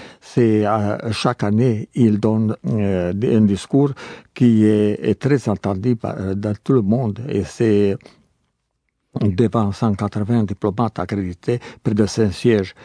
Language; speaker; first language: French; non-native, learner; Croatian